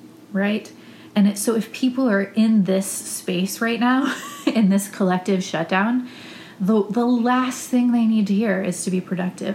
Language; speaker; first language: English; native; English